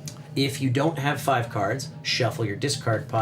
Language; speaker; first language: English; native; English